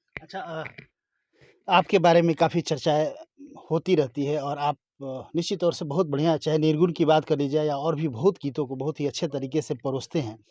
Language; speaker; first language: Hindi; native; Hindi